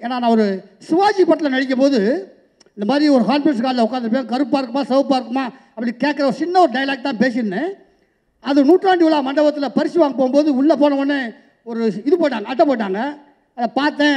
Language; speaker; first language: Tamil; native; Tamil